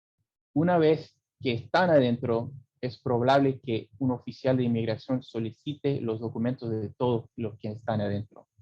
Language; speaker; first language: Spanish; early bilingual, heritage; English